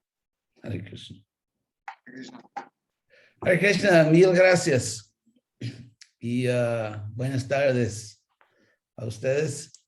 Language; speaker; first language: Spanish; non-native, fluent; English